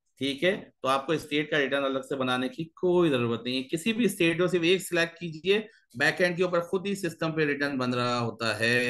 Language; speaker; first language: Urdu; native; Urdu